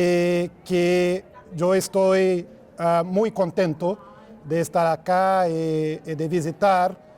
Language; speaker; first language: Spanish; non-native, fluent; Portuguese